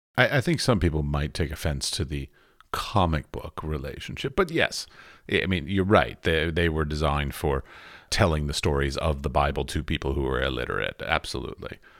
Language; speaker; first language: English; native; English